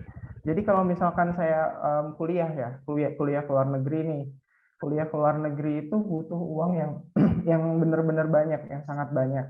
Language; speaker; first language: Indonesian; native; Indonesian